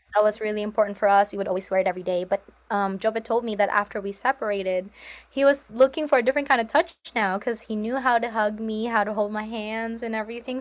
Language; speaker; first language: English; non-native, local second language; Filipino